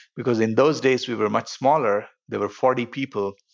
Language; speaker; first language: English; non-native, local second language; Telugu